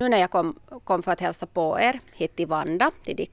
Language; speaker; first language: Swedish; native; Swedish